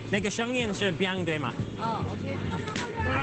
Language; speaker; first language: Chinese; non-native, fluent; English